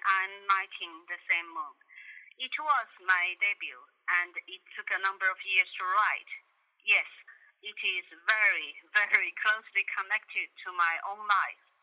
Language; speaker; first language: English; non-native, fluent; Chinese